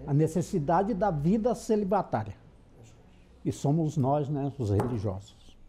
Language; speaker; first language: Portuguese; native; Portuguese